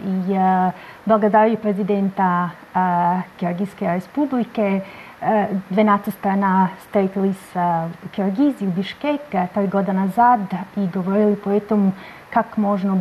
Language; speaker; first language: Russian; non-native, learner; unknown